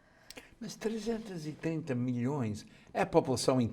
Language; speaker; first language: Portuguese; early bilingual, heritage; Portuguese